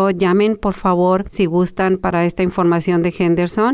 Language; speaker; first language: Spanish; native; Spanish